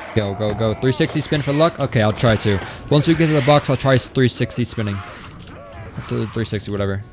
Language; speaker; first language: English; native; English